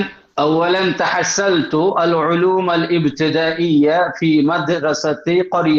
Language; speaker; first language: Arabic; non-native, learner; Bangla